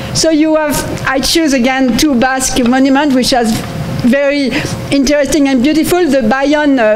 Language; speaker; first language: English; non-native, fluent; French